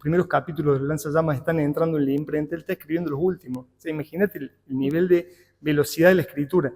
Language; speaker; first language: Spanish; native; Spanish